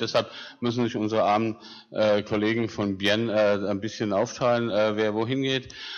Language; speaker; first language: German; native; German